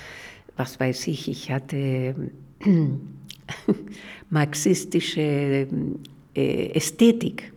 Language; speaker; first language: German; non-native, fluent; Spanish